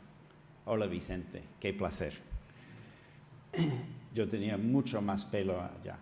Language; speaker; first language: Spanish; non-native, fluent; English